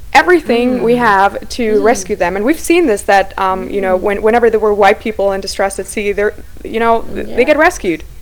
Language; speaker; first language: English; non-native, fluent; Slovak